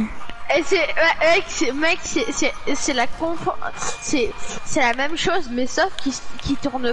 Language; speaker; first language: French; native; French